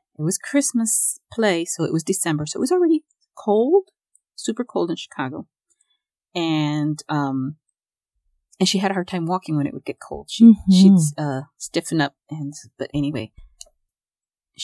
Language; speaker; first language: English; early bilingual, other home language; Spanish